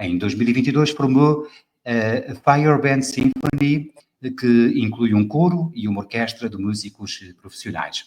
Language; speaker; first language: Portuguese; native; Portuguese